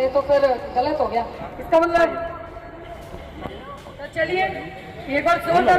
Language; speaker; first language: Hindi; native; Hindi